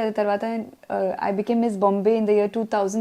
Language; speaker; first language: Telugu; non-native, learner; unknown